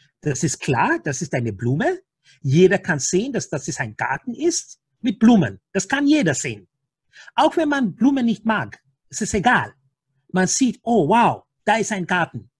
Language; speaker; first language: German; non-native, fluent; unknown